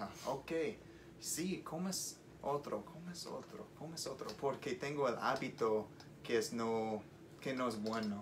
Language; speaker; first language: Spanish; non-native, learner; English